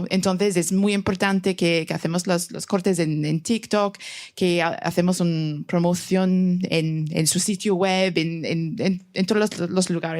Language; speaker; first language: Spanish; non-native, fluent; English